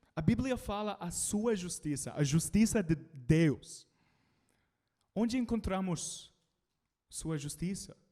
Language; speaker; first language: Portuguese; non-native, learner; English